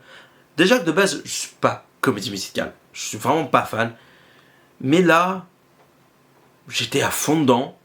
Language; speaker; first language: French; native; French